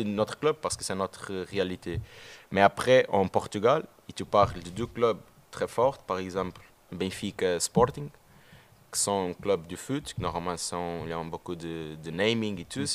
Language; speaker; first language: French; non-native, learner; Portuguese